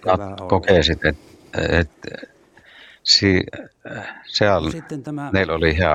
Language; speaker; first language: Finnish; non-native, learner; Estonian